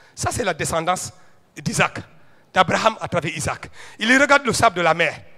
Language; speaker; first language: French; non-native, local second language; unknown